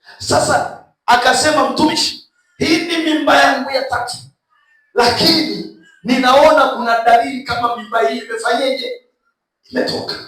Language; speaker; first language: Swahili; native; Swahili